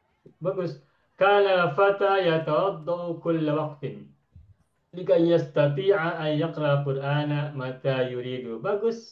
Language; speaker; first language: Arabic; non-native, fluent; Indonesian